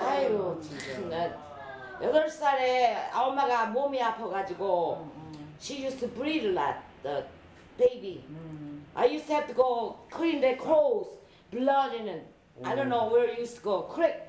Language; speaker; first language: English; non-native, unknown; Korean